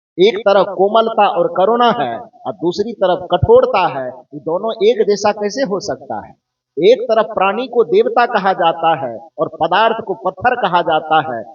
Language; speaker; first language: Hindi; native; Hindi